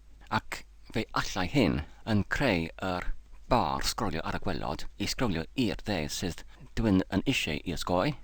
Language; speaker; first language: Welsh; non-native, learner; English